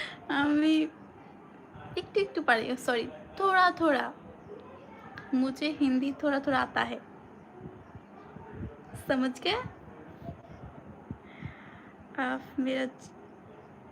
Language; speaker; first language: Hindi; non-native, learner; Bangla